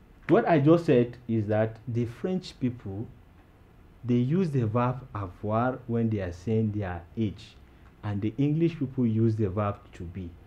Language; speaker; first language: English; non-native, local second language; Hausa